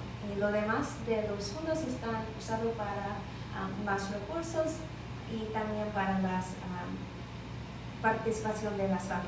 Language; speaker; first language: Spanish; non-native, learner; English